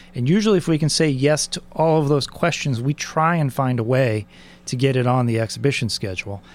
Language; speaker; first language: English; native; English